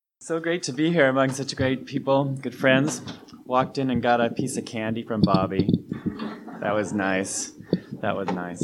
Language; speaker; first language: English; native; English